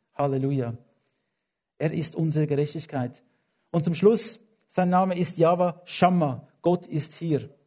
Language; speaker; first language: German; non-native, fluent; English